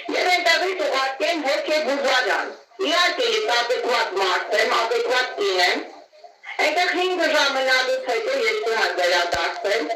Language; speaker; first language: Armenian; native; Armenian